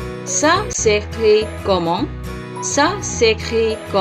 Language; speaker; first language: French; non-native, fluent; Indonesian